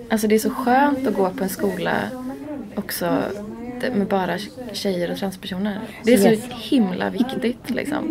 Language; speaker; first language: Swedish; native; Swedish